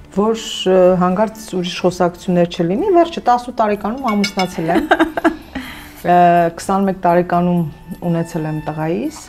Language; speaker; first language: Armenian; native; Armenian